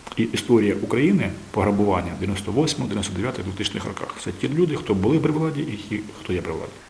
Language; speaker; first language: Ukrainian; native; Ukrainian